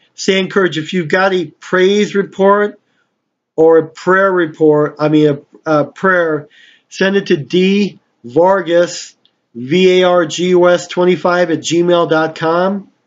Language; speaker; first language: English; native; English